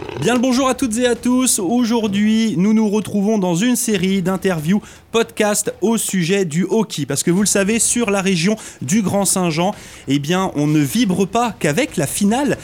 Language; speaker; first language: French; native; French